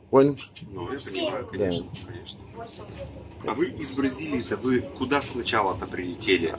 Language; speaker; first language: Russian; native; Russian